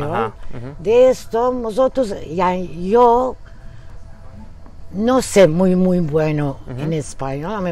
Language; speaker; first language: Spanish; early bilingual, heritage; Turkish